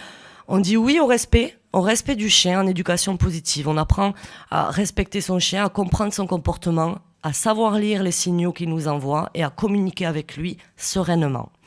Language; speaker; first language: French; native; French